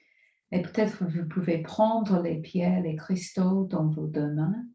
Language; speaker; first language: French; non-native, fluent; English